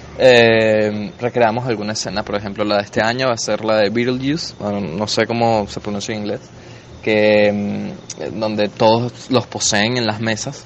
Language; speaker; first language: Spanish; native; Spanish